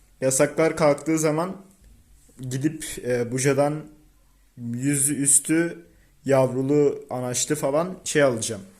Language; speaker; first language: Turkish; native; Turkish